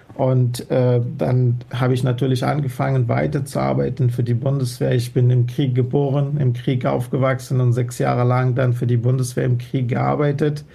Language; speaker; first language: German; non-native, fluent; Persian